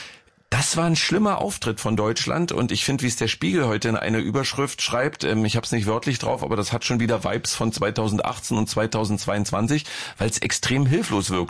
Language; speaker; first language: German; native; German